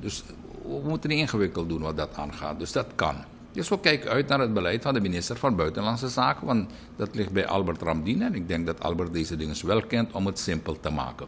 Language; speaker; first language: Dutch; native; Dutch